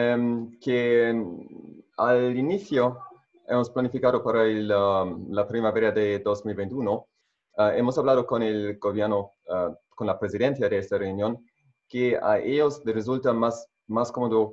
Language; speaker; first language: Spanish; non-native, fluent; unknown